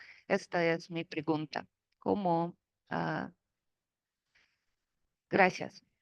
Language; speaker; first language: Spanish; non-native, fluent; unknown